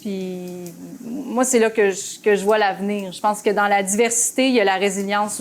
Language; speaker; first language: French; native; French